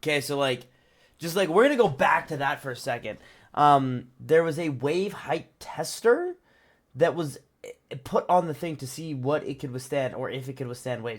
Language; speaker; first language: English; native; English